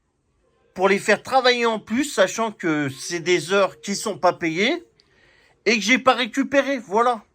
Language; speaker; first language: French; native; French